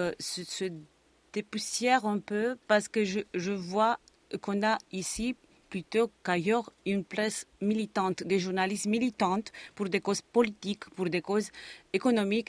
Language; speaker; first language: French; non-native, fluent; Romanian